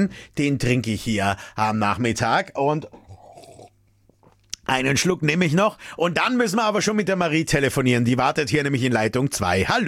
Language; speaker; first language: German; native; German